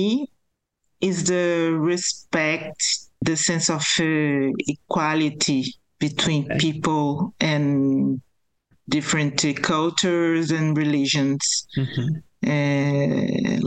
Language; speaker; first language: English; non-native, fluent; Portuguese